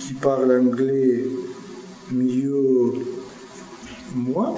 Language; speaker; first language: French; non-native, learner; Russian